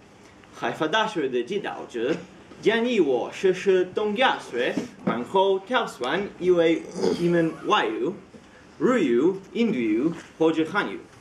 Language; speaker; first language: Chinese; non-native, learner; Hebrew